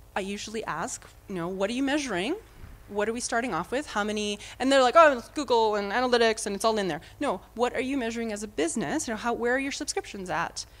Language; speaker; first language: English; native; English